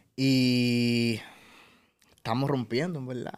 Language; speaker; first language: Spanish; native; Spanish